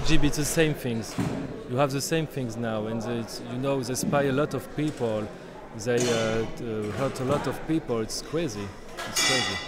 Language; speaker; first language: English; non-native, learner; French